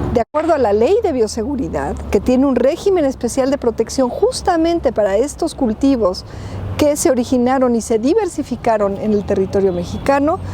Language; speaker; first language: Spanish; native; Spanish